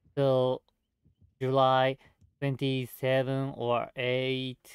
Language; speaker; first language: English; non-native, learner; Japanese